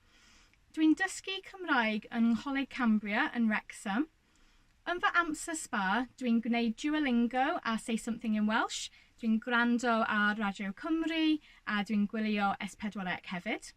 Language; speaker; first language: Welsh; non-native, learner; English